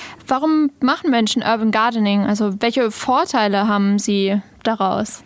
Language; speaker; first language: German; native; German